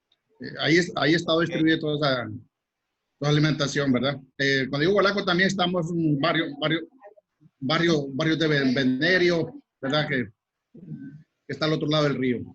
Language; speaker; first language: Spanish; native; Spanish